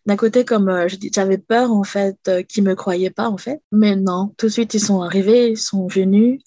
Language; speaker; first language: French; native; French